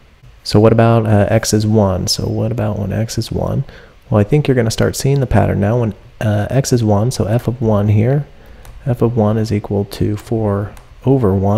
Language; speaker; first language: English; native; English